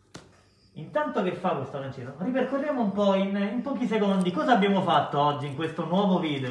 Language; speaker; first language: Italian; native; Italian